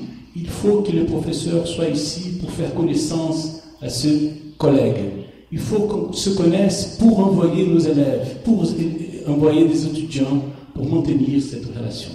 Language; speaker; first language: French; non-native, fluent; Portuguese